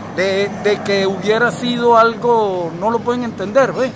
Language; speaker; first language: Spanish; native; Spanish